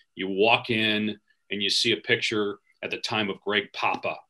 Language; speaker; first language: English; native; English